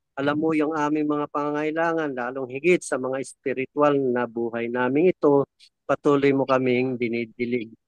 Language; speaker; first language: Filipino; native; Filipino